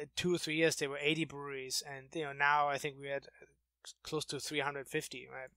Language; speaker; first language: English; non-native, fluent; German